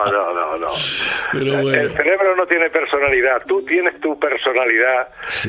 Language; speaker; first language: Spanish; native; Spanish